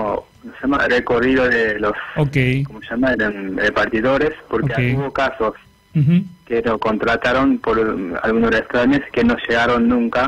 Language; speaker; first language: Spanish; non-native, fluent; Japanese